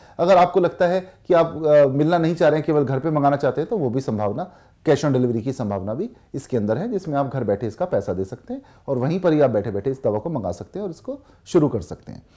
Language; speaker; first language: Hindi; native; Hindi